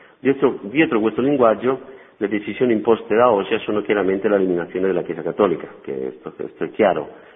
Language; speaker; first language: Italian; non-native, fluent; Spanish